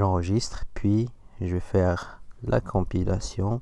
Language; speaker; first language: French; non-native, local second language; Arabic